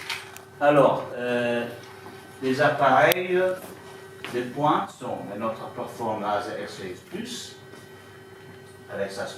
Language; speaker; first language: French; non-native, fluent; Italian